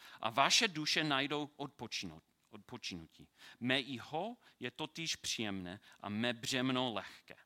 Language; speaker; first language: Czech; non-native, learner; English